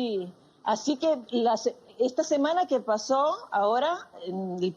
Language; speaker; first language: Spanish; non-native, fluent; Portuguese